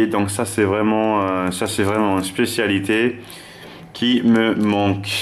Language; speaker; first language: French; non-native, fluent; German